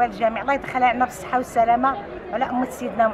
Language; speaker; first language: Arabic; native; Arabic